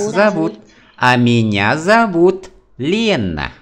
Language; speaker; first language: Russian; non-native, fluent; Vietnamese